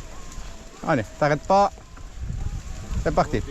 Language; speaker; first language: French; native; French